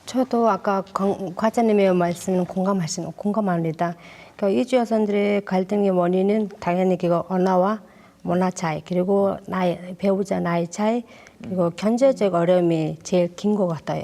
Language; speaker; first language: Korean; non-native, learner; Mongolian